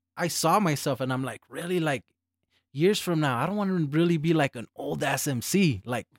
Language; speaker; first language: English; early bilingual, other home language; Spanish